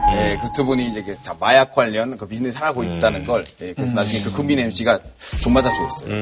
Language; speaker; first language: Korean; non-native, fluent; Spanish